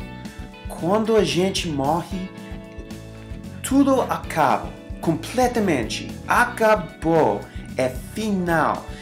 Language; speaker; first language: Portuguese; non-native, fluent; English